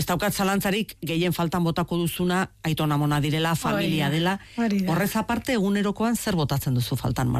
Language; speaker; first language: Basque; native; Basque